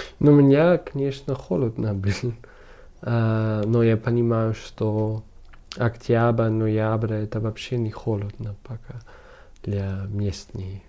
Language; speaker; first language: Russian; non-native, learner; German